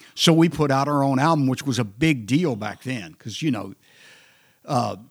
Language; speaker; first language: English; native; English